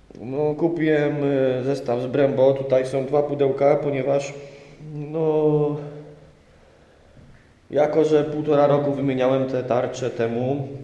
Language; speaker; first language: Polish; native; Polish